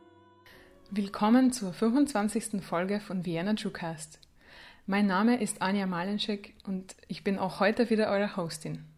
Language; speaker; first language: German; native; German